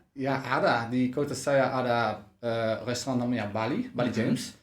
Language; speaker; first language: Indonesian; non-native, learner; Dutch